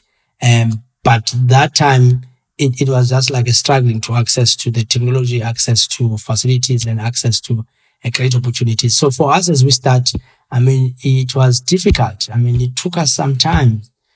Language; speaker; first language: English; non-native, local second language; Xhosa